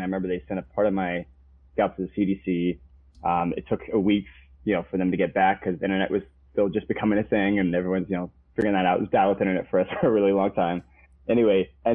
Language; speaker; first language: English; native; English